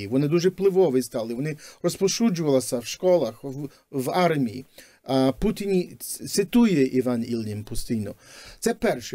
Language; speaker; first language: Ukrainian; early bilingual, heritage; Ukrainian